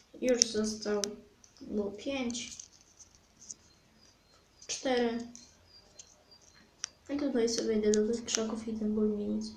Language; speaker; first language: Polish; native; Polish